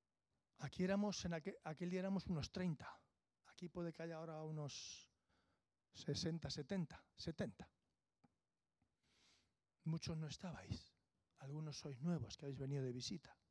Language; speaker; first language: Spanish; native; Spanish